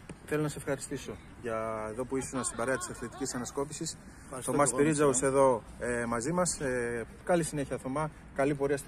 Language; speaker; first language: Greek; native; Greek